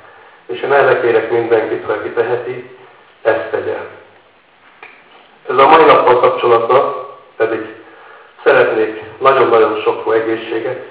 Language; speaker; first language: Hungarian; native; Hungarian